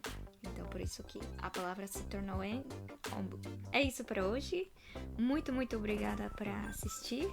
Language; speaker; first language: Portuguese; non-native, fluent; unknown